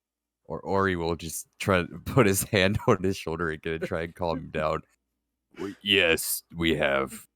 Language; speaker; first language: English; native; English